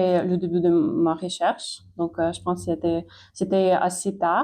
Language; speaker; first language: French; non-native, fluent; Ukrainian